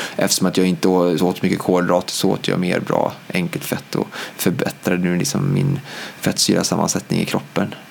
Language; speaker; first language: Swedish; native; Swedish